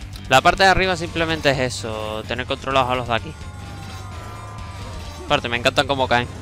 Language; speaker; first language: Spanish; native; Spanish